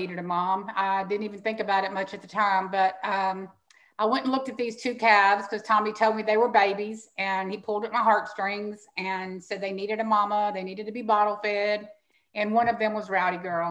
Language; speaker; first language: English; native; English